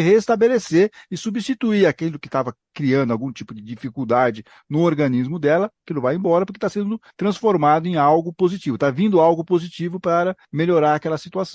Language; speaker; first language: Portuguese; native; Portuguese